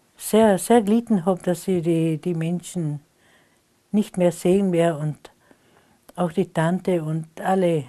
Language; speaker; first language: German; non-native, local second language; Slovenian